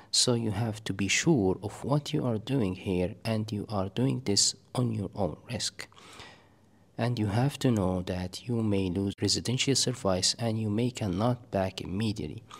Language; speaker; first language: English; non-native, fluent; Arabic